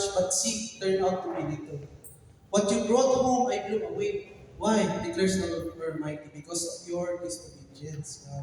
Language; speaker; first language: English; non-native, local second language; Filipino